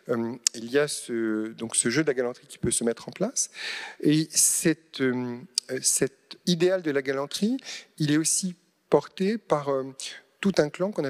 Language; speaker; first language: French; native; French